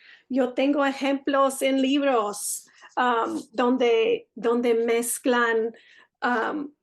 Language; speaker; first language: Spanish; early bilingual, heritage; Spanish